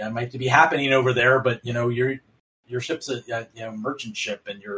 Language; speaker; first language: English; native; English